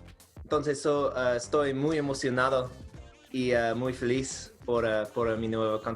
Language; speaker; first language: Spanish; non-native, learner; English